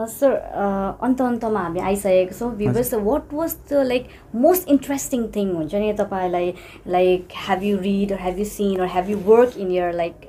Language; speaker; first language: Nepali; native; Nepali